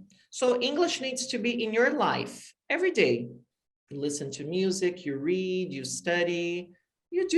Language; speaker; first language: English; non-native, fluent; Portuguese